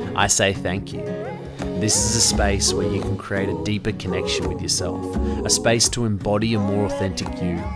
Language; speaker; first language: English; native; English